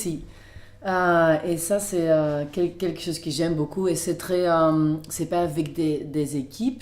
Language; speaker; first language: French; non-native, local second language; Dutch